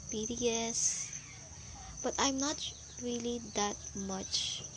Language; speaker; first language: English; non-native, local second language; Filipino